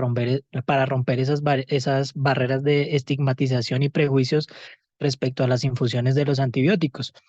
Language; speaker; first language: Spanish; native; Spanish